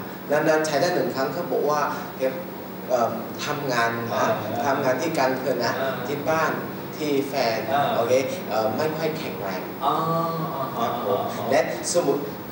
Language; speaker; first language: Thai; non-native, learner; Chinese